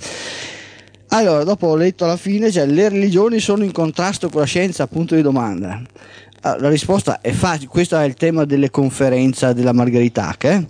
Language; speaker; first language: Italian; native; Italian